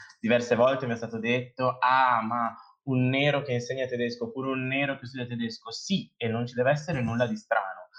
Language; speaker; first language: Italian; native; Italian